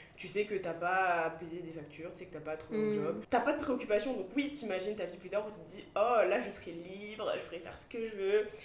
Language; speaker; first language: French; native; French